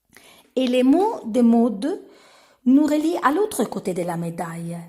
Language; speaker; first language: French; non-native, learner; Italian